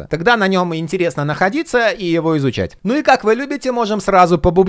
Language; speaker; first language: Russian; native; Russian